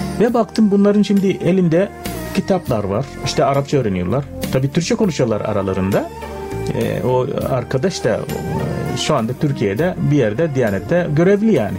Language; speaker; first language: Turkish; non-native, fluent; Arabic